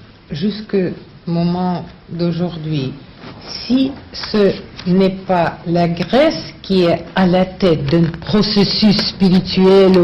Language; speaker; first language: French; non-native, learner; Russian